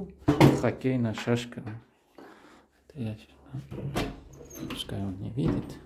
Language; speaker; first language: Russian; native; Russian